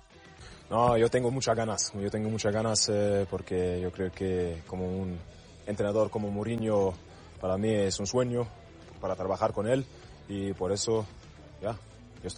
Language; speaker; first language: Spanish; non-native, learner; German